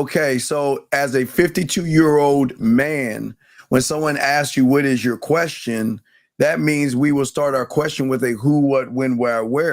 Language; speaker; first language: English; native; English